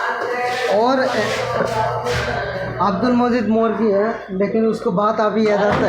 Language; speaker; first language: Hindi; non-native, learner; Bangla